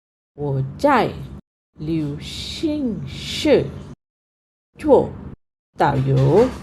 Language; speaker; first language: Chinese; non-native, fluent; Indonesian